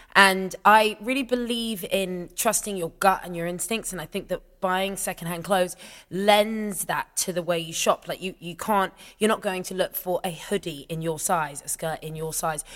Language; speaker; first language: English; native; English